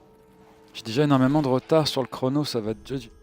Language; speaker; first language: French; native; French